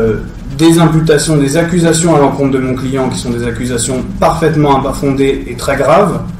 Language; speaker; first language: French; native; French